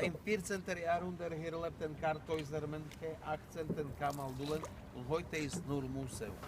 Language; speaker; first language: German; non-native, learner; Slovak